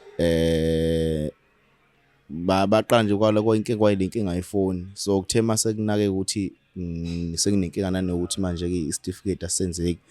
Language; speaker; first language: Zulu; native; Zulu